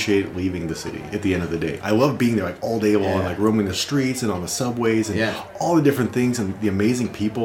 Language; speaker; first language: English; native; English